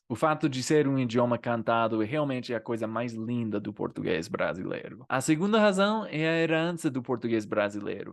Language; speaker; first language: Portuguese; non-native, fluent; English